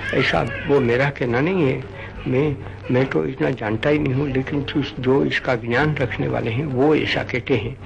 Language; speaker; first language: Hindi; non-native, local second language; Gujarati